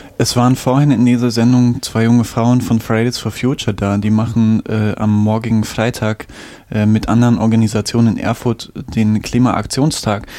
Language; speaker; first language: German; native; German